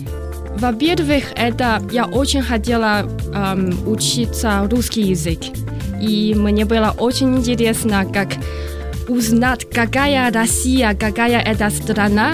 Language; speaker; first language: Russian; non-native, learner; Chinese